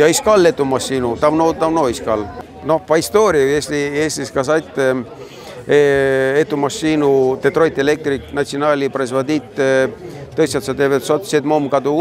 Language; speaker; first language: Russian; non-native, fluent; Estonian